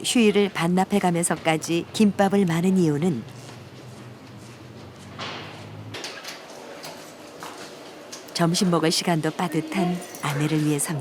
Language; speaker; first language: Korean; native; Korean